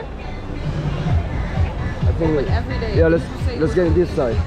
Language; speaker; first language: English; non-native, learner; Korean